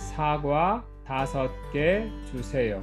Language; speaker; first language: Korean; non-native, fluent; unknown